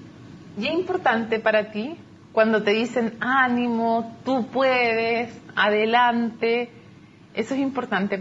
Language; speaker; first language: Spanish; native; Spanish